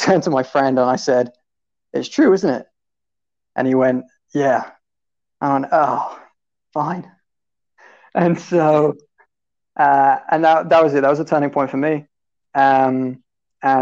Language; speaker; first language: English; native; English